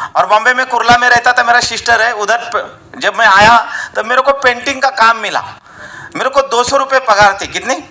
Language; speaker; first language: Hindi; non-native, local second language; Marathi